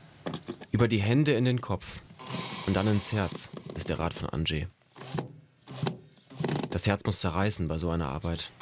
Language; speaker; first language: German; native; German